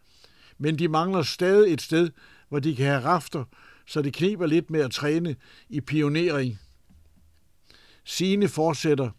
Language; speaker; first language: Danish; native; Danish